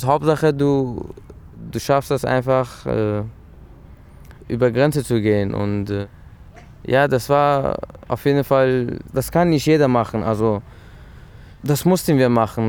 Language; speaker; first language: German; early bilingual, other home language; Persian